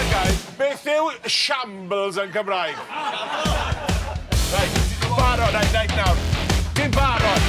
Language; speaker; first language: Welsh; non-native, learner; English